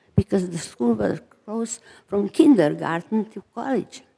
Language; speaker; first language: English; non-native, fluent; Hungarian